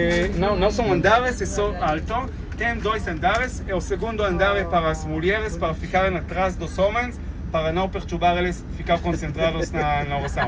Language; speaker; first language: Portuguese; non-native, fluent; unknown